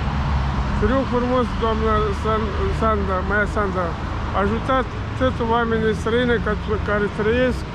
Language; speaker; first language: Romanian; non-native, learner; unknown